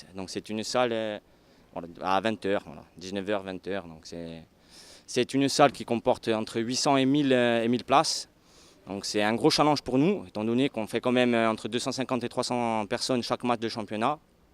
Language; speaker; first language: French; native; French